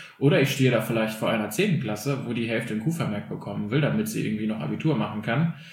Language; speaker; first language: German; early bilingual, other home language; Albanian